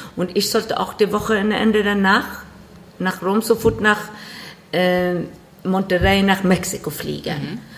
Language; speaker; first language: German; non-native, learner; Swedish